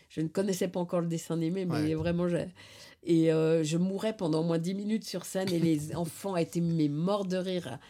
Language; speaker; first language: French; native; French